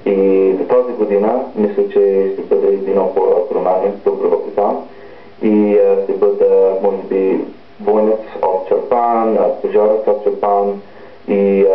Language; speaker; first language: Bulgarian; non-native, learner; English